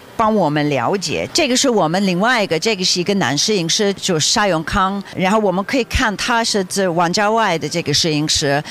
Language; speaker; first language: Chinese; non-native, fluent; English